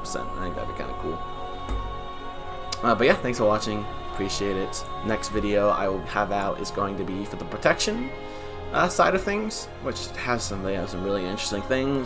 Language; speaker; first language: English; native; English